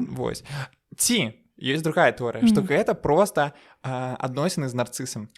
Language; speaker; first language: Belarusian; non-native, local second language; Russian